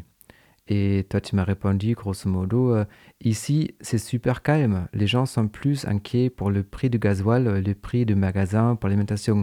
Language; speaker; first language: French; non-native, fluent; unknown